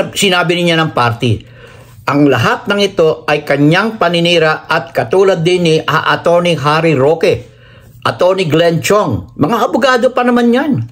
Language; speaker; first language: Filipino; native; Filipino